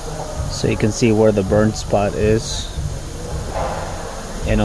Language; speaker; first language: English; native; English